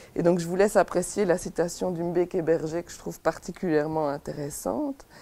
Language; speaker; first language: French; native; French